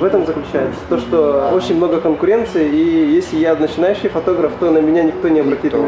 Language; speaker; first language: Russian; native; Russian